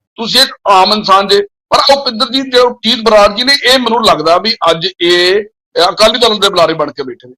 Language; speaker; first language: Punjabi; native; Punjabi